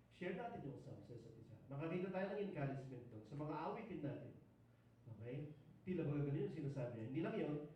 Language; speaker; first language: Filipino; non-native, local second language; Iloko